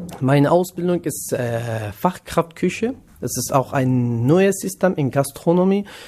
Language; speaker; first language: German; non-native, learner; Kurdish